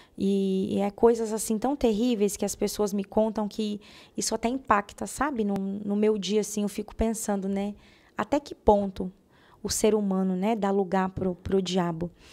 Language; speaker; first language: Portuguese; native; Portuguese